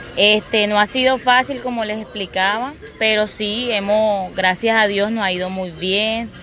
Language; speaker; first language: Spanish; non-native, local second language; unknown